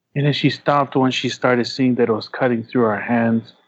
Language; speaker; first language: English; early bilingual, other home language; Tongan